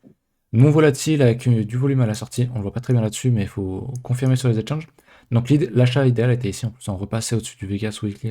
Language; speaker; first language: French; native; French